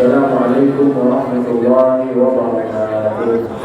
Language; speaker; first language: Indonesian; non-native, learner; Arabic